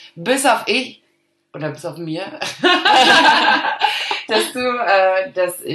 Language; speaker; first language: German; early bilingual, other home language; Arabic